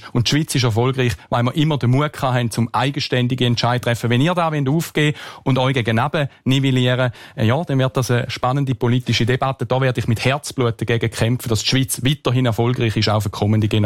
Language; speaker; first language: German; native; German